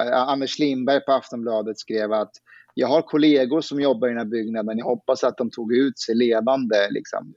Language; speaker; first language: Swedish; early bilingual, other home language; Persian